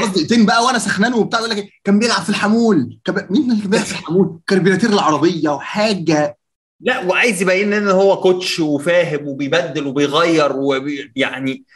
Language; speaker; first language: Arabic; native; Arabic